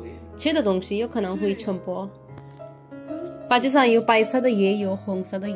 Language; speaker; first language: Chinese; non-native, learner; Urdu